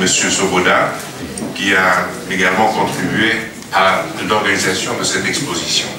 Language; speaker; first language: French; non-native, fluent; Czech